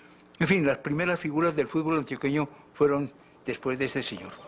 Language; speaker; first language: Spanish; native; Spanish